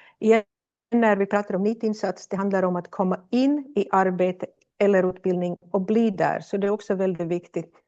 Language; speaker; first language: Swedish; non-native, fluent; Latvian